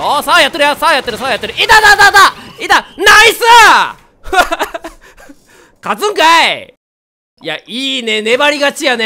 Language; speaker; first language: Japanese; native; Japanese